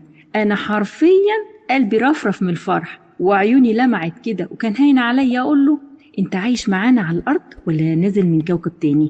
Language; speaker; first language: Arabic; native; Arabic